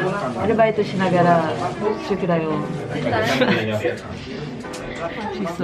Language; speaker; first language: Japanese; non-native, learner; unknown